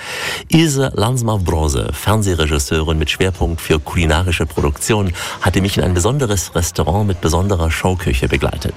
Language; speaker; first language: German; native; German